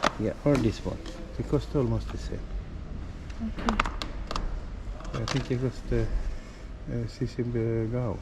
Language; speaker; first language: English; non-native, learner; Swedish